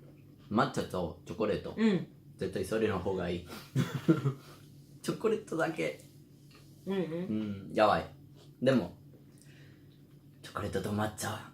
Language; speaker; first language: Japanese; non-native, learner; Spanish